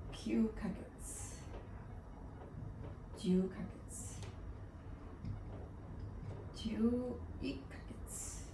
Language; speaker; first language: Japanese; non-native, fluent; Chinese